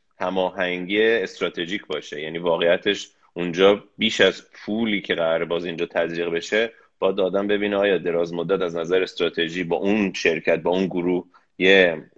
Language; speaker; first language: Persian; early bilingual, heritage; Persian